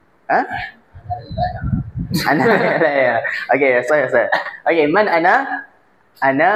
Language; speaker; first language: Arabic; non-native, learner; Malay